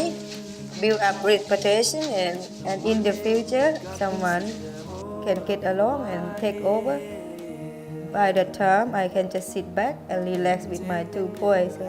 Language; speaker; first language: English; non-native, learner; Thai